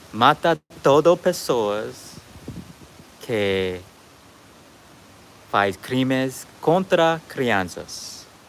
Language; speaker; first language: Portuguese; non-native, learner; English